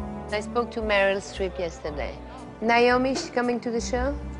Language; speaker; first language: English; non-native, fluent; French